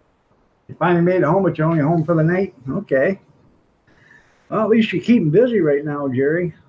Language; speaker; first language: English; native; English